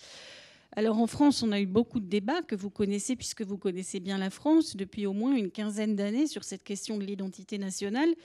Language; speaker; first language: French; native; French